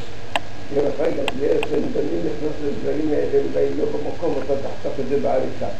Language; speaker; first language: Hebrew; early bilingual, other home language; Arabic